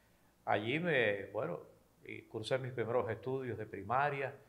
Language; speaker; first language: Spanish; native; Spanish